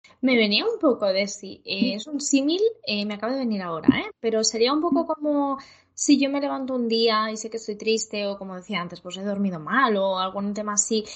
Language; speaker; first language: Spanish; native; Spanish